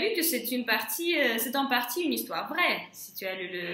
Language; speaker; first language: French; non-native, fluent; Russian